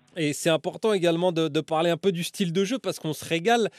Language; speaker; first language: French; native; French